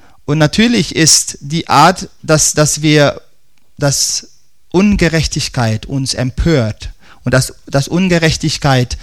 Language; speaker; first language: German; non-native, fluent; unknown